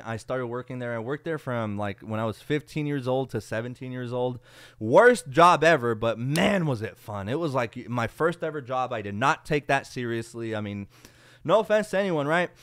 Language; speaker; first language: English; early bilingual, other home language; Spanish